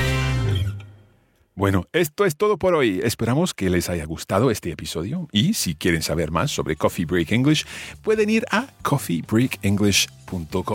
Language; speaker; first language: Spanish; non-native, fluent; English